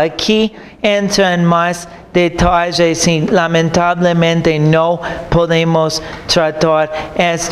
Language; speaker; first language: Spanish; non-native, fluent; English